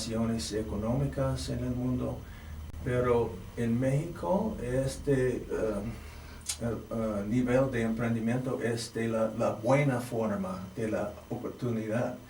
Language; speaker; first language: Spanish; non-native, fluent; English